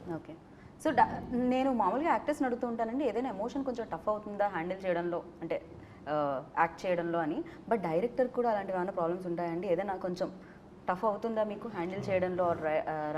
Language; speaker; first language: Telugu; native; Telugu